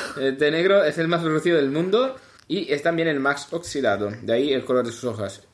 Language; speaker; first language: Spanish; non-native, fluent; Italian